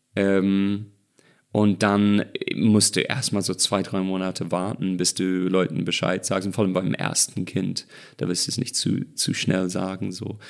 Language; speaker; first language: German; non-native, fluent; English